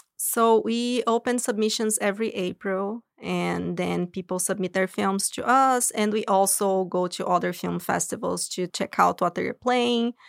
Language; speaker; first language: English; non-native, fluent; Portuguese